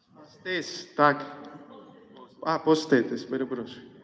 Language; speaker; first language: Ukrainian; non-native, fluent; Polish